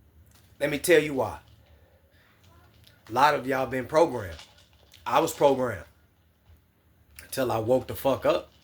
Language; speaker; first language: English; native; English